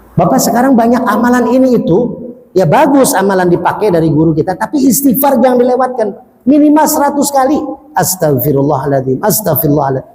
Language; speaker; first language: Indonesian; native; Indonesian